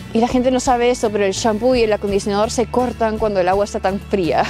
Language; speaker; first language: Spanish; early bilingual, heritage; Spanish